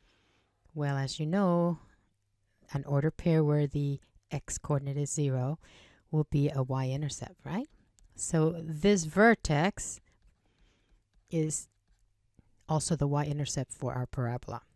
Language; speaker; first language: English; native; English